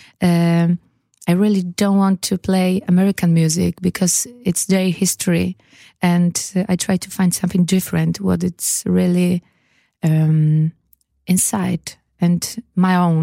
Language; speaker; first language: English; non-native, learner; Polish